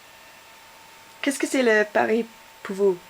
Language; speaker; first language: French; non-native, learner; English